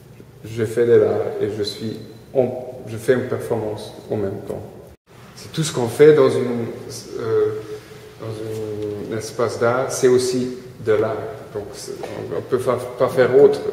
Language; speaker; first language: French; non-native, fluent; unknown